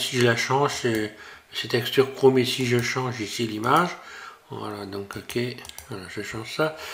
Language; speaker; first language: French; native; French